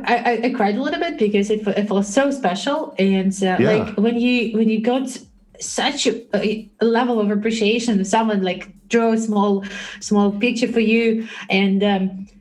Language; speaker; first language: English; non-native, fluent; Russian